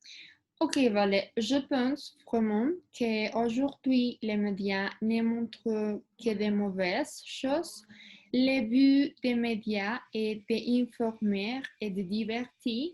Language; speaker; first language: French; non-native, learner; Spanish